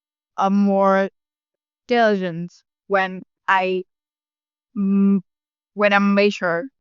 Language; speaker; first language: English; non-native, learner; Vietnamese